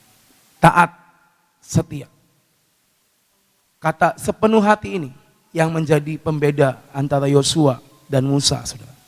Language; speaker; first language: Indonesian; native; Indonesian